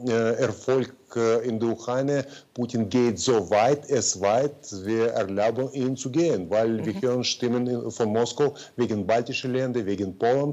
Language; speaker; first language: German; non-native, fluent; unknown